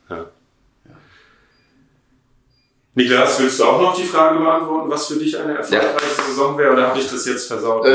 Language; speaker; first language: German; native; German